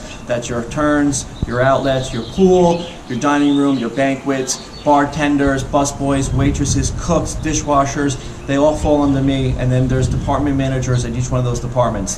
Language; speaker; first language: English; native; English